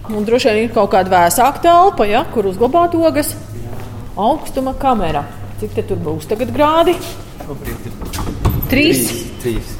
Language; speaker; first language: Latvian; native; Latvian